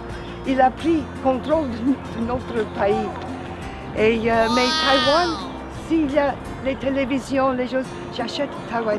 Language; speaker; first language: French; non-native, local second language; English